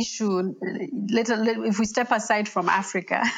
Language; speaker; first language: English; non-native, local second language; Shona